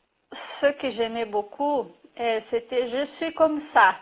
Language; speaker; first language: French; non-native, fluent; Portuguese